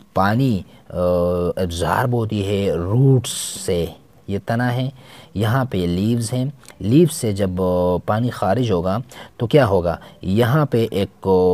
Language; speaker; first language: Urdu; non-native, local second language; Pashto